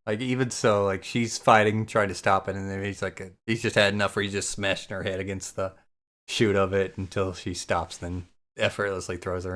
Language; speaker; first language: English; native; English